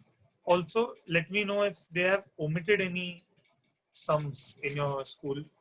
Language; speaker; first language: English; non-native, local second language; Hindi